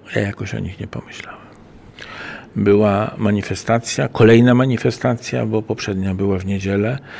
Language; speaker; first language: Polish; native; Polish